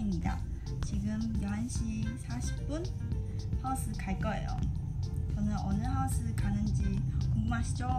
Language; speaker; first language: Korean; non-native, learner; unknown